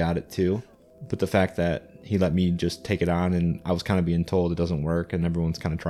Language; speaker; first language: English; native; English